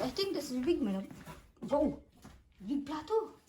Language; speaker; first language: English; non-native, learner; Filipino